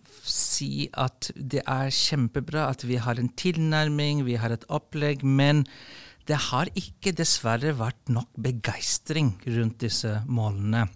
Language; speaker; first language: Norwegian; non-native, fluent; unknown